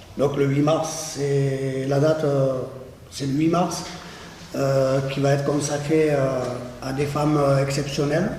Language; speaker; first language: French; native; French